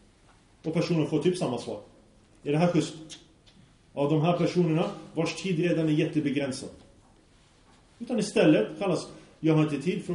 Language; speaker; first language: Swedish; early bilingual, other home language; Arabic